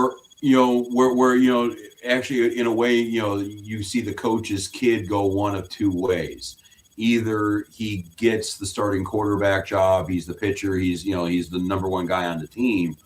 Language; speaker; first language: English; native; English